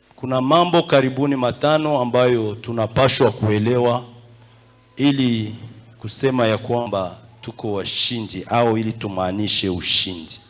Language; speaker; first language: Swahili; native; Swahili